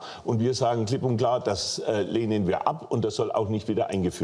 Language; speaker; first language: German; native; German